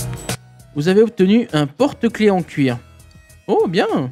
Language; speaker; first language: French; native; French